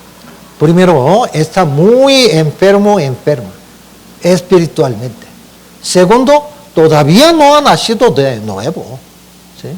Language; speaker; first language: Spanish; non-native, learner; Korean